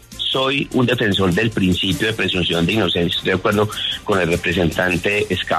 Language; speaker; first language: Spanish; native; Spanish